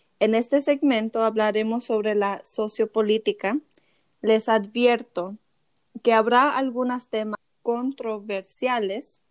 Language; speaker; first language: Spanish; early bilingual, heritage; Spanish